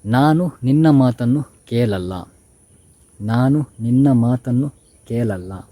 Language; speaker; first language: Kannada; non-native, local second language; Tulu